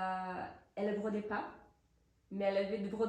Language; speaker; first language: French; non-native, fluent; Portuguese